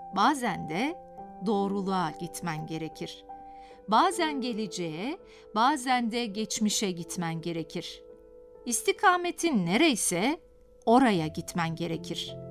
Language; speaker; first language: Turkish; native; Turkish